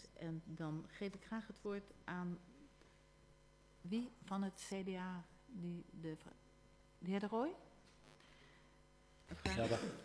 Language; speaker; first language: Dutch; native; Dutch